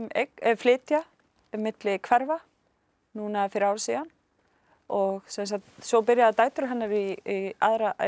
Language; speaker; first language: Icelandic; non-native, fluent; Arabic